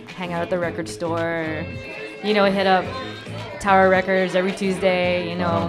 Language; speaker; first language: English; native; English